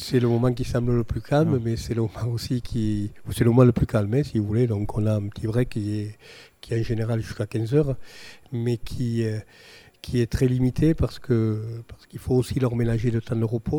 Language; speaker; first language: French; native; French